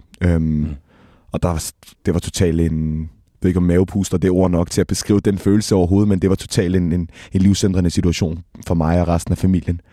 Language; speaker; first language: Danish; native; Danish